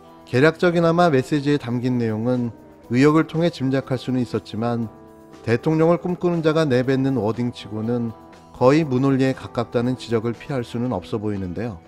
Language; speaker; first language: Korean; native; Korean